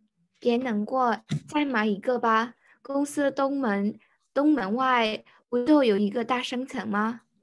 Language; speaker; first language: Chinese; non-native, learner; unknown